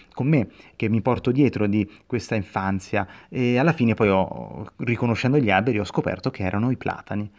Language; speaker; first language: Italian; native; Italian